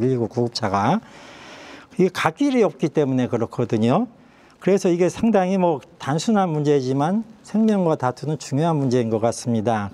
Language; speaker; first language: Korean; native; Korean